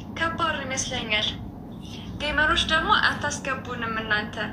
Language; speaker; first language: Amharic; native; Amharic